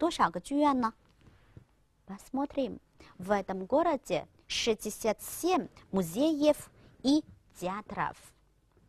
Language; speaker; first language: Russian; non-native, fluent; Chinese